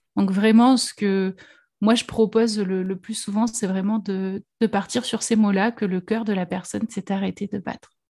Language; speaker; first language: French; native; French